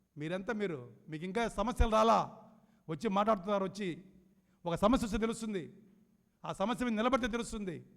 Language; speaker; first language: Telugu; native; Telugu